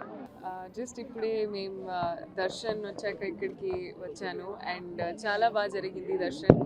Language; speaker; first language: Telugu; non-native, fluent; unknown